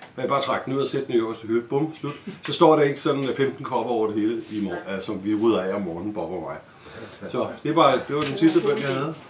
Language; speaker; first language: Danish; native; Danish